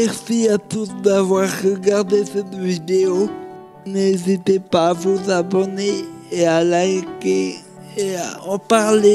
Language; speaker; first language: French; native; French